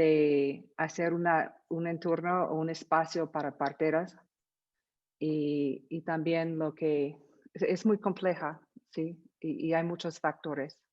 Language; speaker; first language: Spanish; non-native, fluent; English